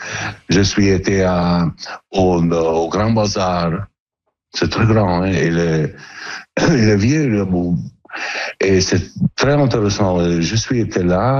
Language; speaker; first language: French; non-native, learner; Italian